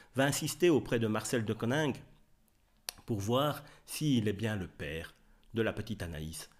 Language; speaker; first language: French; native; French